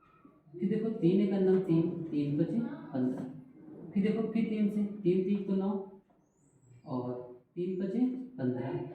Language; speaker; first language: Hindi; native; Hindi